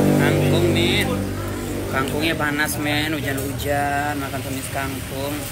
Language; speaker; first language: Indonesian; native; Indonesian